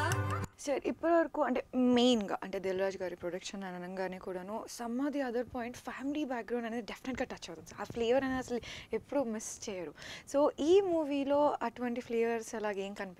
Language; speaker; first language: Telugu; native; Telugu